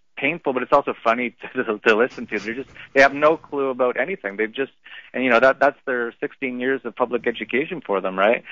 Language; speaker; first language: English; native; English